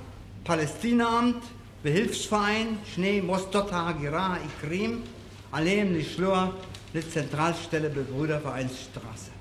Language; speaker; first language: Hebrew; non-native, fluent; German